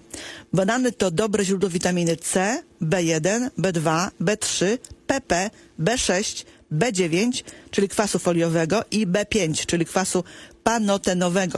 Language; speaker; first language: Polish; native; Polish